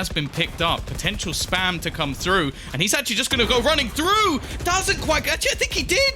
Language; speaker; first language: English; native; English